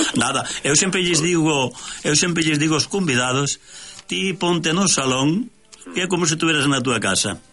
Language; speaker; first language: Galician; native; Galician